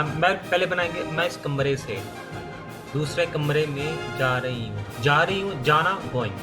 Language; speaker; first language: Hindi; native; Hindi